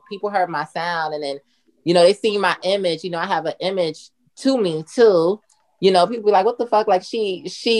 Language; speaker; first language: English; native; English